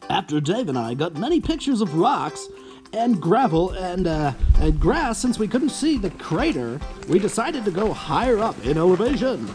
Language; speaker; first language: English; native; English